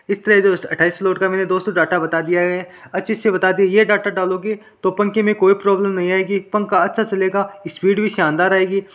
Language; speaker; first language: Hindi; native; Hindi